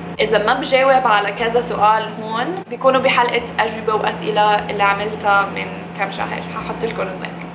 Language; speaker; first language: Arabic; early bilingual, heritage; English